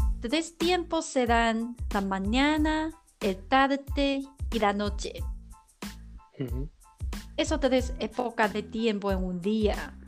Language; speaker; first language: Spanish; non-native, learner; Chinese